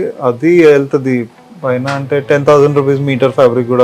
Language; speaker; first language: Telugu; non-native, local second language; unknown